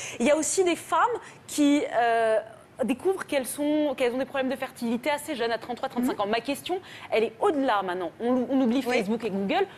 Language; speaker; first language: French; native; French